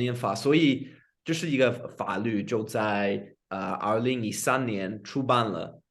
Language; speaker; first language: Chinese; non-native, fluent; English